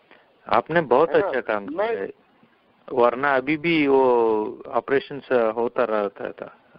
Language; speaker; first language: Hindi; non-native, local second language; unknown